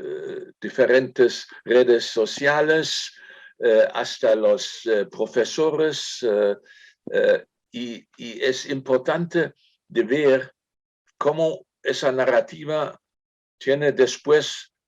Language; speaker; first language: Spanish; non-native, fluent; German